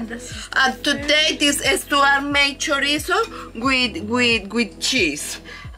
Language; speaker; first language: English; non-native, learner; Spanish